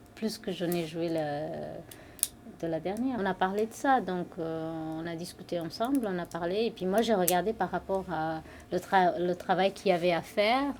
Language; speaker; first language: French; non-native, fluent; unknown